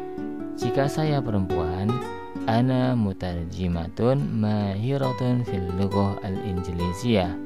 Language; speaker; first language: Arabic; non-native, fluent; Indonesian